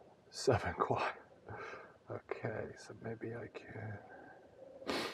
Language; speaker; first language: English; native; English